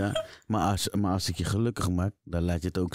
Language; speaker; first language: Dutch; native; Dutch